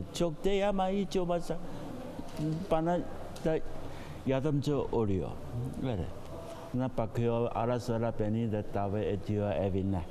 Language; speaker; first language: Turkish; non-native, fluent; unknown